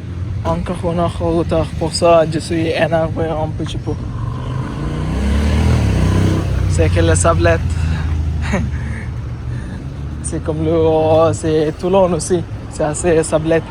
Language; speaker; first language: French; non-native, learner; Bangla